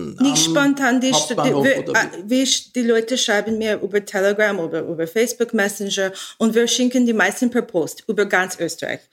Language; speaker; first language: German; non-native, learner; English